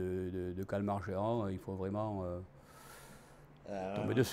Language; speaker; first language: French; native; French